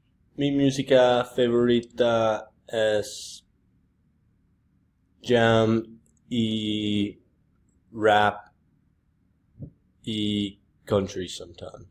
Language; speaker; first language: Spanish; non-native, learner; English